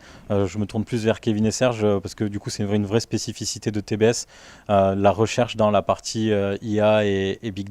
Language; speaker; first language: French; native; French